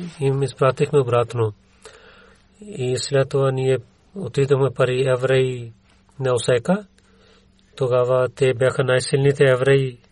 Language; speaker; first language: Bulgarian; non-native, learner; Urdu